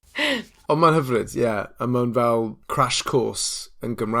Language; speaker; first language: Welsh; non-native, local second language; English